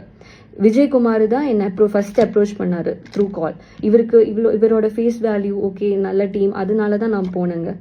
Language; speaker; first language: Tamil; non-native, local second language; Malayalam